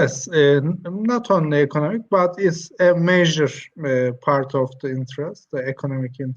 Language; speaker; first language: English; non-native, learner; Turkish